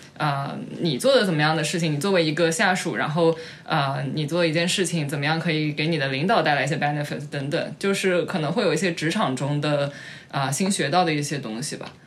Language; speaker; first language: Chinese; native; Chinese